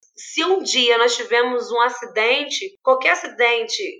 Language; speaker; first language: Portuguese; native; Portuguese